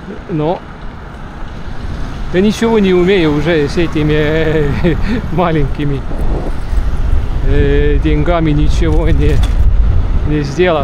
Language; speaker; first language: Russian; non-native, local second language; Estonian